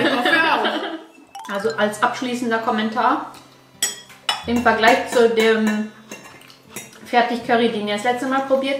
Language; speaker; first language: German; native; German